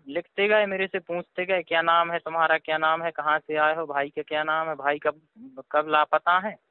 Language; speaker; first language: Hindi; native; Hindi